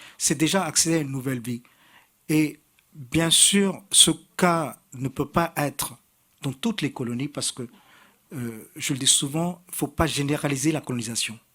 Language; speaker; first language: French; native; French